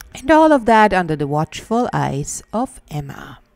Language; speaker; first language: English; non-native, fluent; German